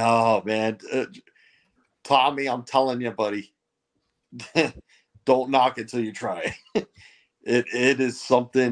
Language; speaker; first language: English; native; English